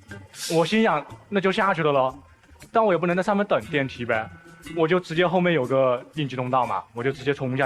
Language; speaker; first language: Chinese; native; Chinese